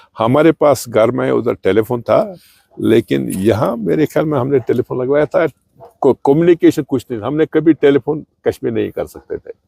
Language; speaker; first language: Urdu; non-native, local second language; Kashmiri